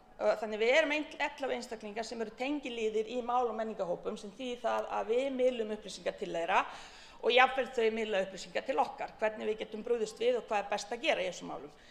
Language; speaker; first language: Icelandic; non-native, fluent; Bosnian